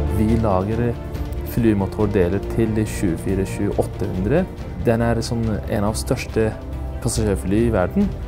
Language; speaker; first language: Norwegian; non-native, fluent; Turkish